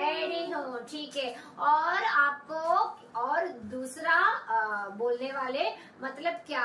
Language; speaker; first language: Hindi; non-native, local second language; Tamil